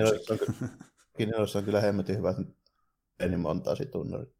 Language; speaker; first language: Finnish; native; Finnish